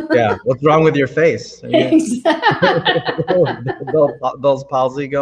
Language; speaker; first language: English; native; English